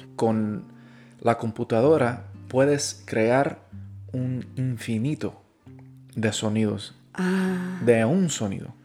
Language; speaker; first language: Spanish; early bilingual, heritage; Spanish